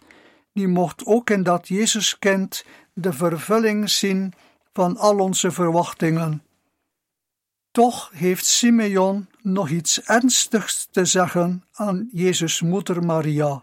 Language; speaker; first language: Dutch; native; Dutch